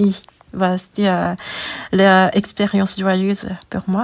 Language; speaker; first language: French; non-native, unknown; Japanese